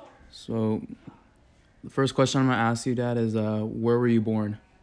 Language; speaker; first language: English; early bilingual, other home language; Spanish